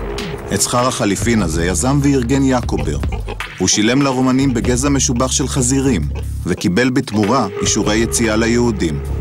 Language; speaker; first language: Hebrew; native; Hebrew